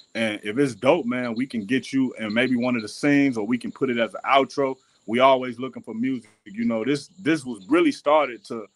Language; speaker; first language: English; native; English